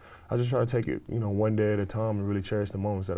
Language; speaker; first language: English; native; English